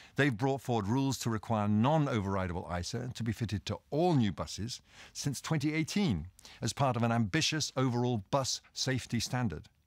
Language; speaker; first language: English; native; English